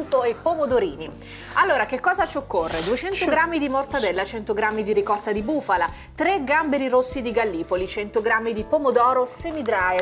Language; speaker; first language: Italian; native; Italian